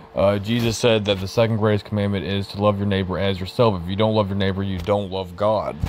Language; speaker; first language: English; native; English